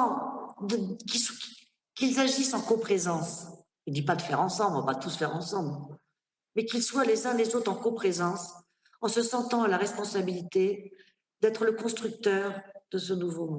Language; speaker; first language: French; native; French